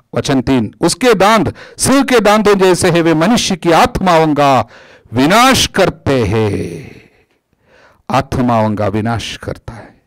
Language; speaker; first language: Hindi; non-native, local second language; Malayalam